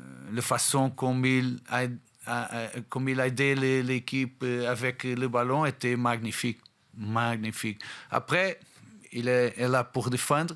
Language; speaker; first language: French; non-native, fluent; Portuguese